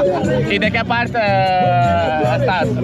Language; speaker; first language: Spanish; non-native, learner; Lithuanian